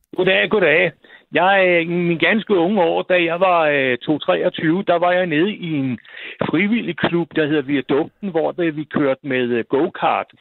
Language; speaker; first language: Danish; native; Danish